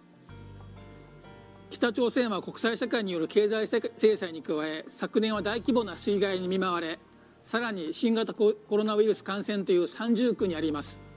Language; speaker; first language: Japanese; native; Japanese